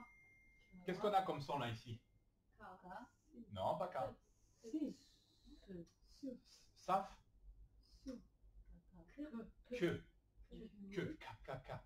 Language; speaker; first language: French; native; French